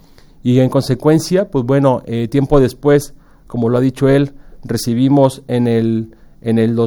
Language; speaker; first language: Spanish; native; Spanish